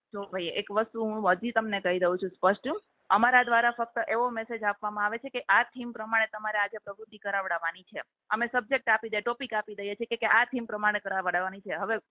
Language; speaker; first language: Gujarati; native; Gujarati